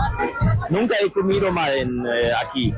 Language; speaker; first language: Spanish; non-native, learner; German